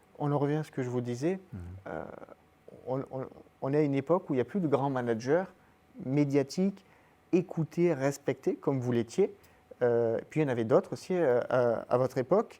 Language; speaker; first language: French; native; French